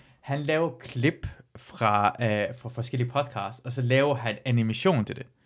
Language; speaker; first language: Danish; early bilingual, other home language; Persian